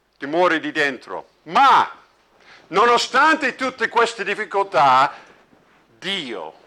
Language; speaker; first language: Italian; non-native, fluent; English